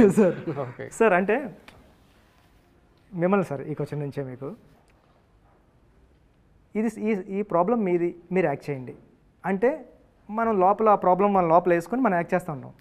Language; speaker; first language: Telugu; native; Telugu